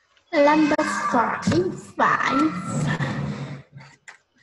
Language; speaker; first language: English; non-native, learner; Vietnamese